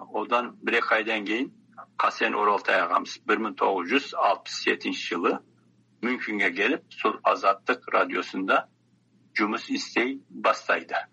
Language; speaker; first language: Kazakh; early bilingual, heritage; Kazakh